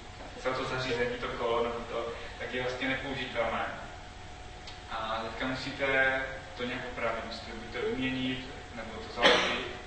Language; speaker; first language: Czech; non-native, fluent; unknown